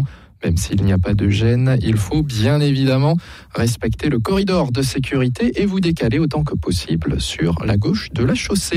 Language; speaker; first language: French; native; French